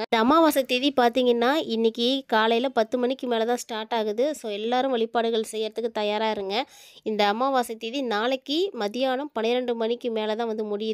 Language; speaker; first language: Tamil; native; Tamil